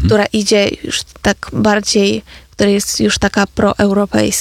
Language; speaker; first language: Polish; non-native, fluent; Ukrainian